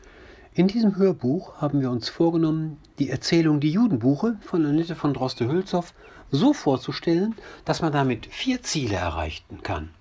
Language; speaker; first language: German; native; German